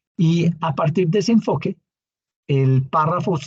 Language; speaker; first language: Spanish; native; Spanish